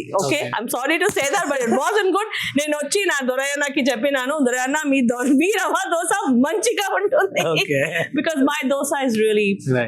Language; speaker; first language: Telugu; non-native, local second language; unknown